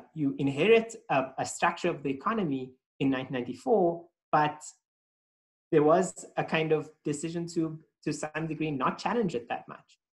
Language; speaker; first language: English; native; English